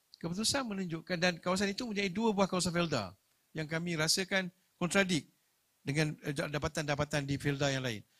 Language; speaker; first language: Malay; native; Malay